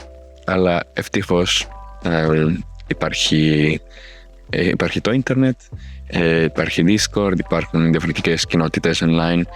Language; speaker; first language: Greek; non-native, fluent; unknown